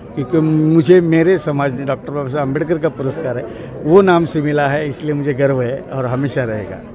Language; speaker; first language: Hindi; non-native, local second language; Marathi